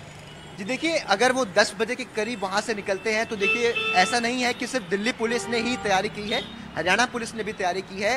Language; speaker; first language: Hindi; native; Hindi